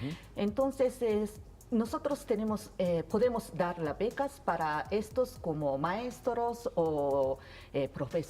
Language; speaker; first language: Spanish; non-native, learner; Japanese